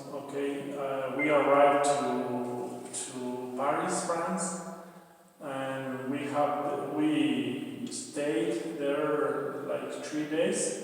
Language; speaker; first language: English; non-native, learner; Spanish